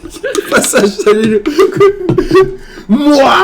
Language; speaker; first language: French; native; French